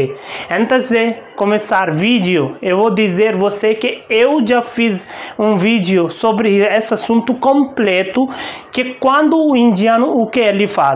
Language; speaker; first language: Portuguese; non-native, learner; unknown